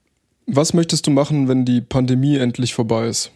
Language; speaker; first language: German; native; German